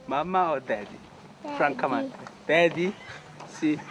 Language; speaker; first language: Italian; non-native, learner; Korean